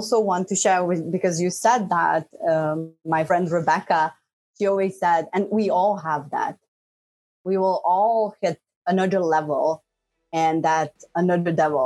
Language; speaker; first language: English; non-native, fluent; Bosnian